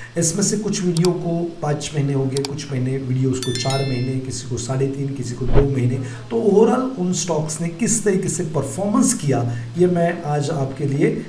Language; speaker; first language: Hindi; non-native, local second language; Marathi